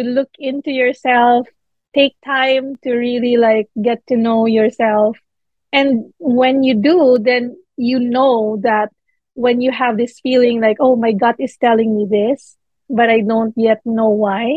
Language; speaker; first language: English; non-native, local second language; Filipino